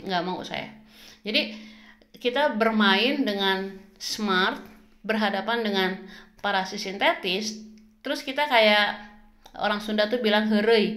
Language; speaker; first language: Indonesian; native; Indonesian